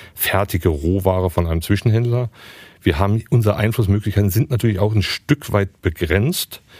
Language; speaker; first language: German; native; German